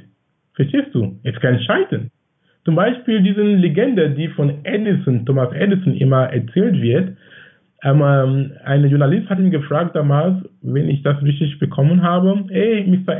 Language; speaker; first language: German; non-native, fluent; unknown